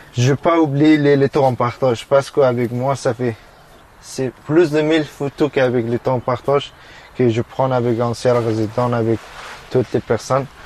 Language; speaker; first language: French; non-native, learner; Persian